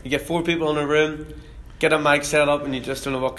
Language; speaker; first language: English; native; English